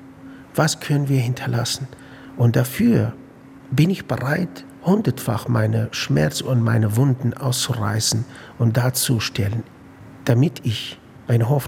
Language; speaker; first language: German; non-native, fluent; Arabic